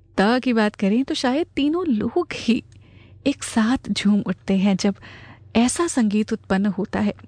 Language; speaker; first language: Hindi; native; Hindi